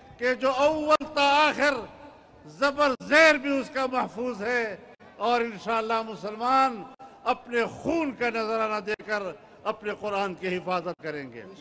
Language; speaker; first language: Urdu; non-native, local second language; Pashto